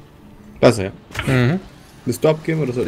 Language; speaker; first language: German; native; German